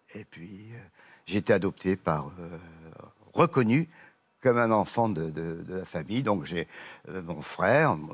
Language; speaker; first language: French; native; French